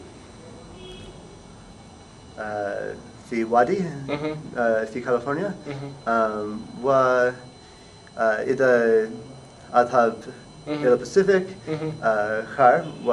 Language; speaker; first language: Arabic; non-native, learner; English